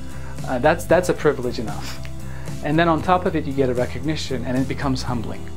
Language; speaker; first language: English; non-native, fluent; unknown